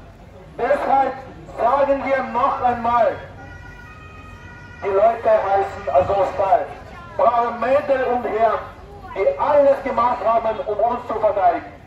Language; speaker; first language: German; non-native, fluent; Ukrainian